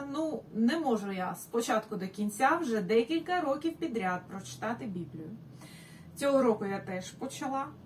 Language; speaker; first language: Ukrainian; non-native, local second language; Russian